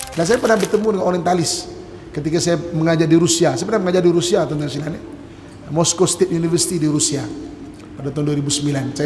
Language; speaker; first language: Malay; native; Malay